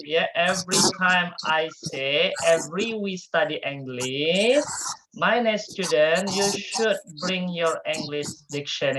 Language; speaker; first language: English; non-native, fluent; Indonesian